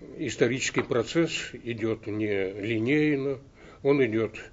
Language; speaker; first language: Russian; native; Russian